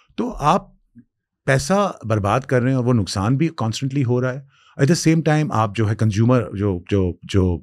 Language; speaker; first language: Urdu; non-native, local second language; Sindhi